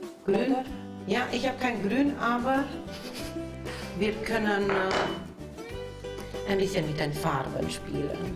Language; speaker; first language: German; non-native, local second language; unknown